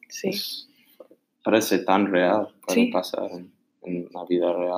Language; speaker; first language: Spanish; non-native, learner; English